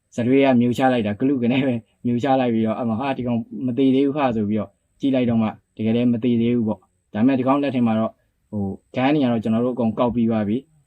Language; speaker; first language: Burmese; native; Burmese